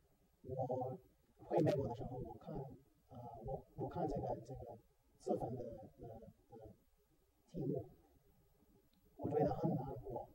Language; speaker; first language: Chinese; non-native, learner; English